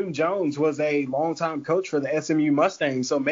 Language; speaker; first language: English; native; English